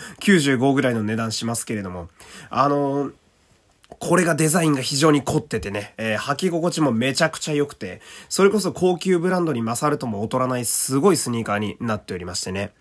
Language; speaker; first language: Japanese; native; Japanese